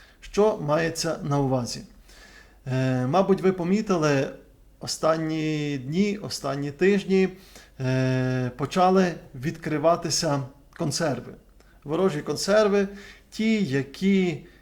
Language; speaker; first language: Ukrainian; native; Ukrainian